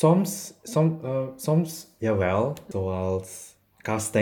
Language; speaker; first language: Dutch; non-native, learner; German